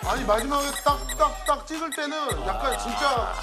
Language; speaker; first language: Korean; native; Korean